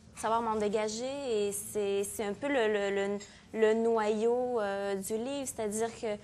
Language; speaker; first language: French; native; French